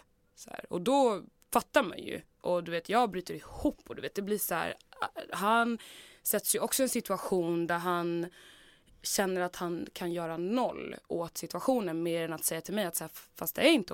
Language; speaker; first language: Swedish; native; Swedish